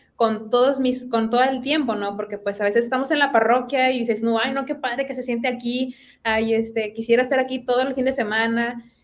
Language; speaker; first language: Spanish; native; Spanish